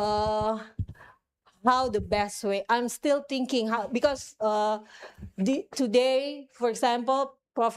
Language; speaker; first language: English; non-native, fluent; Indonesian